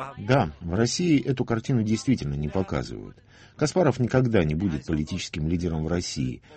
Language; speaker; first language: Russian; non-native, fluent; German